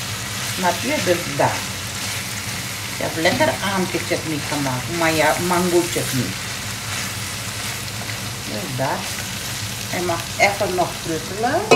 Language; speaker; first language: Dutch; non-native, local second language; Caribbean Hindustani